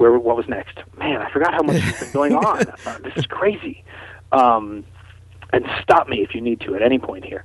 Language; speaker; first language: English; native; English